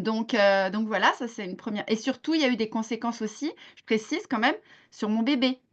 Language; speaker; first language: French; native; French